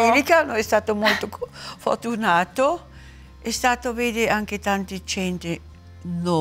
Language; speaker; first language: Italian; non-native, learner; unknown